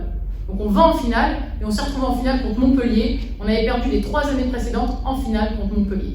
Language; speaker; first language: French; native; French